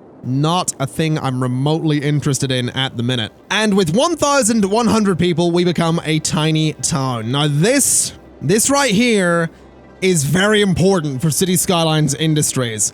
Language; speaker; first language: English; native; English